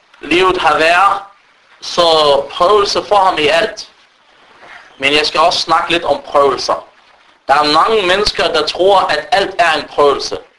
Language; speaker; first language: Danish; early bilingual, other home language; Arabic